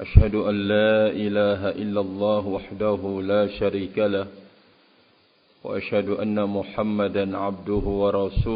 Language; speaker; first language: Arabic; non-native, fluent; Indonesian